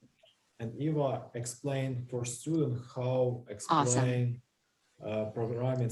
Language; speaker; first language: English; non-native, learner; Russian